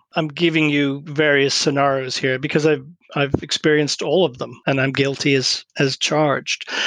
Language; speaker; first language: English; native; English